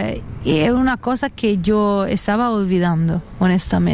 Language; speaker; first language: Spanish; non-native, fluent; Italian